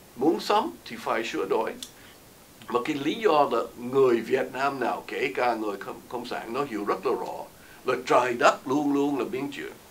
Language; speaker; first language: Vietnamese; non-native, fluent; English